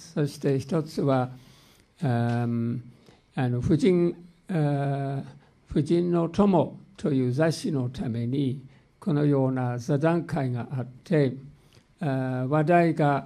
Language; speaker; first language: Japanese; non-native, fluent; English